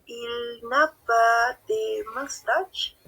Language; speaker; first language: French; non-native, learner; Spanish